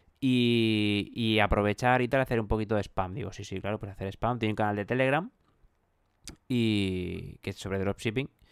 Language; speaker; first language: Spanish; native; Spanish